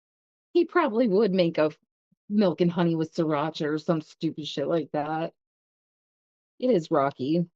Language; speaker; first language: English; native; English